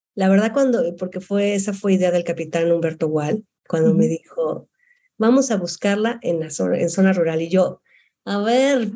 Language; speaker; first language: Spanish; native; Spanish